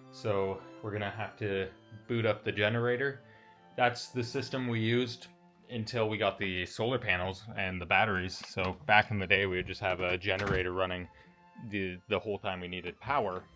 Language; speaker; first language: English; native; English